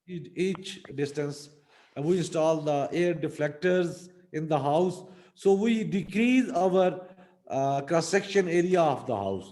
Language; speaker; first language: English; non-native, local second language; Urdu